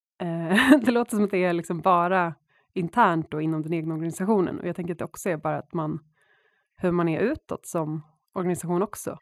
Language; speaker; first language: Swedish; native; Swedish